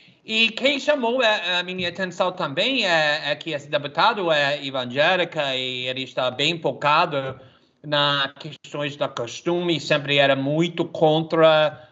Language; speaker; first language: Portuguese; non-native, fluent; English